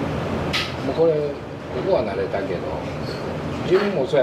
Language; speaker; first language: Japanese; native; Japanese